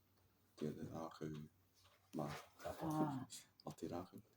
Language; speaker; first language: Māori; non-native, learner; English